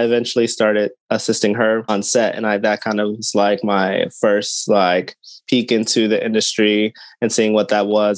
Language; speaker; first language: English; native; English